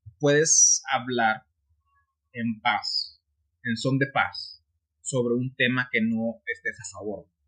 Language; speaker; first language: Spanish; early bilingual, heritage; Spanish